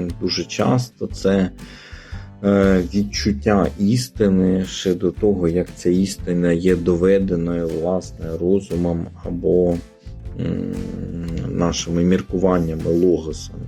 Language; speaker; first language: Ukrainian; native; Ukrainian